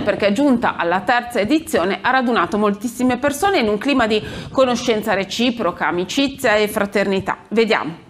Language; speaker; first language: Italian; native; Italian